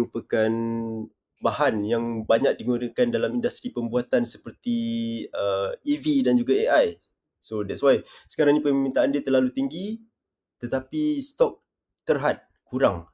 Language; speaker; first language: Malay; native; Malay